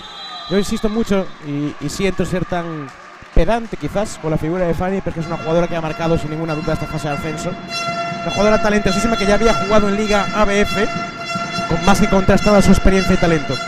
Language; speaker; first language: Spanish; native; Spanish